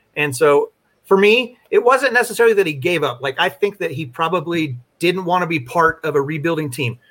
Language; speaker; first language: English; native; English